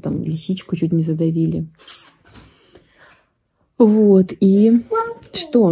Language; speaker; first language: Russian; native; Russian